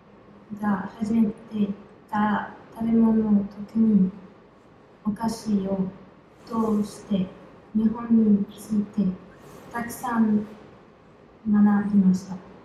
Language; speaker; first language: Japanese; non-native, learner; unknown